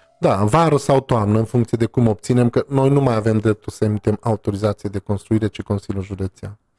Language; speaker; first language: Romanian; native; Romanian